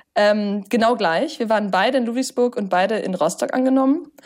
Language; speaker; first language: German; native; German